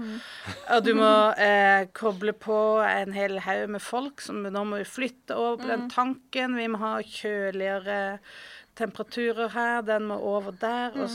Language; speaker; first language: Norwegian; native; Norwegian